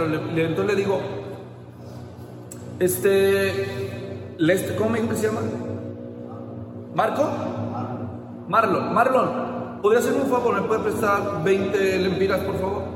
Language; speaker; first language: Spanish; native; Spanish